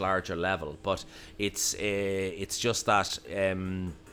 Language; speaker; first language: English; native; English